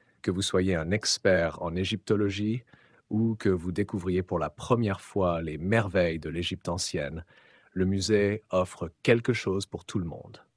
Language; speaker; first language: French; non-native, fluent; Arabic